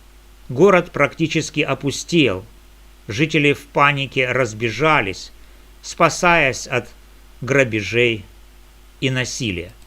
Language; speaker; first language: Russian; native; Russian